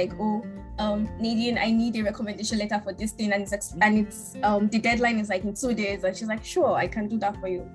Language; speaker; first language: English; non-native, local second language; Yoruba